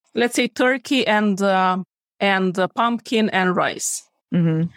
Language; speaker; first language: English; non-native, fluent; Romanian